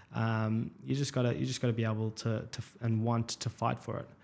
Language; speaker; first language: English; native; English